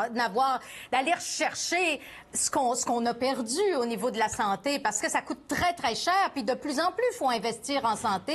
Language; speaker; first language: French; native; French